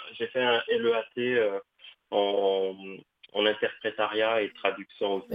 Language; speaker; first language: French; non-native, local second language; Kabyle